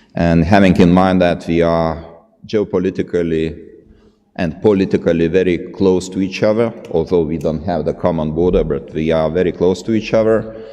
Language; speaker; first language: English; non-native, fluent; Lithuanian